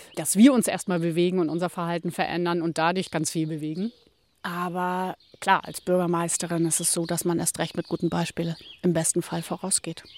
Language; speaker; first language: German; native; German